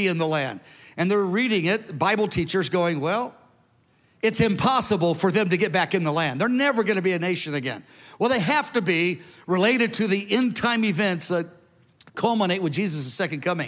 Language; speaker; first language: English; native; English